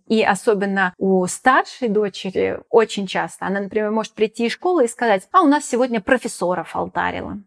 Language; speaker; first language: Russian; native; Russian